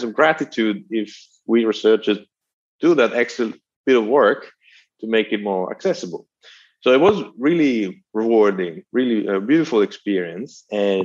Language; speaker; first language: English; non-native, fluent; Italian